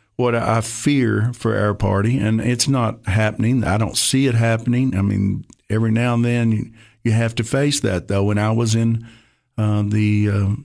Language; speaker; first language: English; native; English